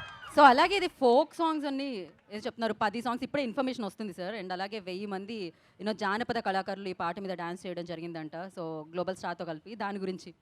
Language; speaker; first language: Telugu; native; Telugu